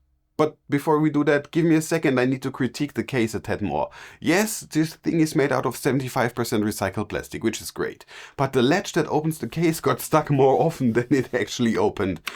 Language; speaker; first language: English; non-native, fluent; German